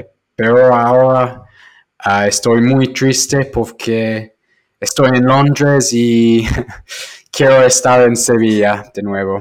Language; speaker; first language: Spanish; non-native, fluent; English